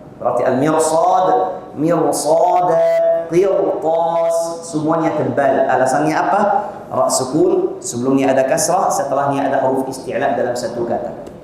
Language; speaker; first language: Malay; non-native, fluent; Arabic